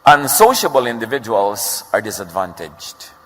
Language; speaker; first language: English; non-native, local second language; Filipino